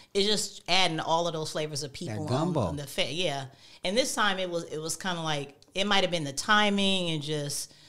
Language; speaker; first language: English; native; English